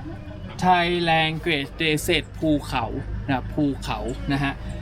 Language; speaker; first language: English; non-native, learner; Thai